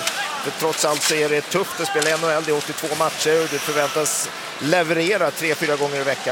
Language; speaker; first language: Swedish; native; Swedish